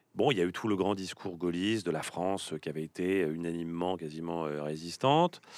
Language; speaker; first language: French; native; French